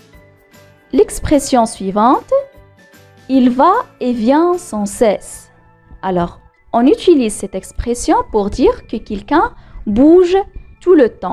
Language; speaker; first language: French; non-native, local second language; Arabic